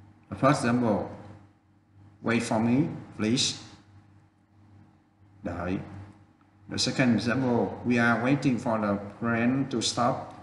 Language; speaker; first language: English; non-native, fluent; Vietnamese